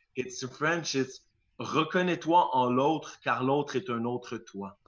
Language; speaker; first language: English; non-native, fluent; French